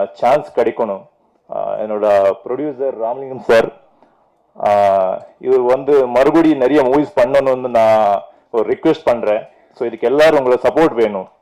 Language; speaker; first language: Tamil; non-native, fluent; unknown